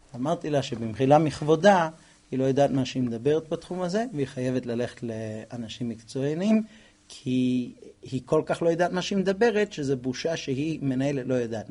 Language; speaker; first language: Hebrew; non-native, fluent; English